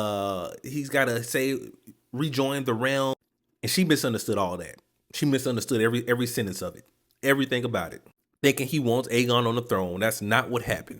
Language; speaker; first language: English; native; English